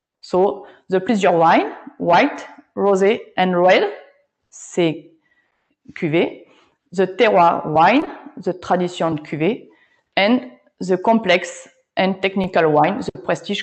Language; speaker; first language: English; non-native, learner; French